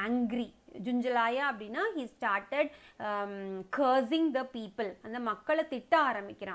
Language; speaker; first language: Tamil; native; Tamil